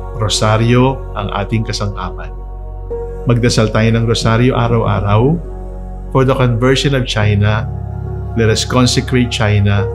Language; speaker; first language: Filipino; native; Filipino